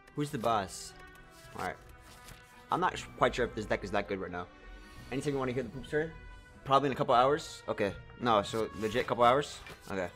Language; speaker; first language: English; native; English